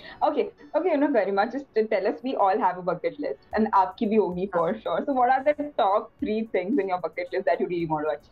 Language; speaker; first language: English; non-native, local second language; Hindi